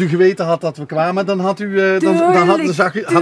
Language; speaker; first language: Dutch; native; Dutch